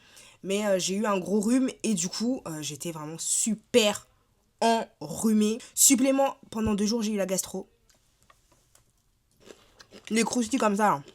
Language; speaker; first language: French; native; French